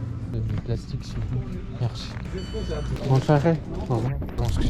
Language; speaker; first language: French; non-native, learner; Italian